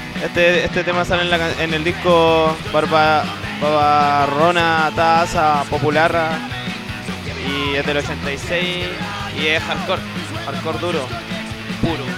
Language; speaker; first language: Spanish; native; Spanish